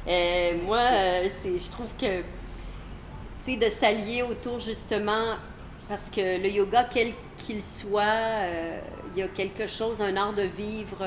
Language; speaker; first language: French; native; French